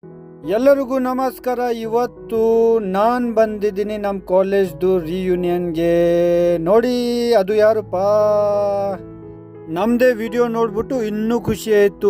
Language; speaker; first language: Kannada; non-native, fluent; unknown